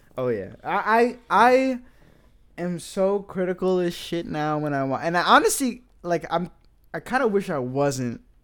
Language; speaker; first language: English; native; English